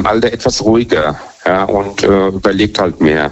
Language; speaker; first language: German; native; German